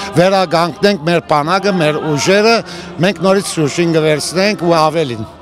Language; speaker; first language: Armenian; early bilingual, heritage; Armenian